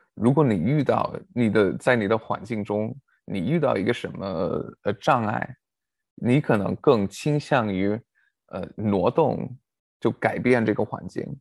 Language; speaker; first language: Chinese; non-native, fluent; English